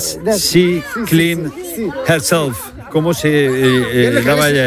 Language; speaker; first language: Spanish; native; Spanish